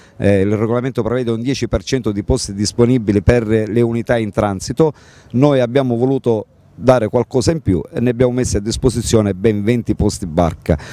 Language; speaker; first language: Italian; native; Italian